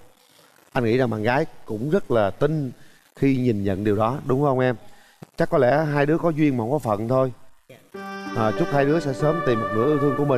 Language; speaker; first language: Vietnamese; native; Vietnamese